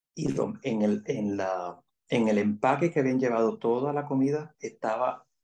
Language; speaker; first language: Spanish; native; Spanish